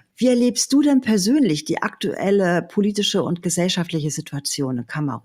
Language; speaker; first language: German; native; German